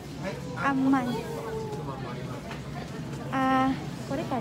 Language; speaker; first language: Japanese; non-native, fluent; Filipino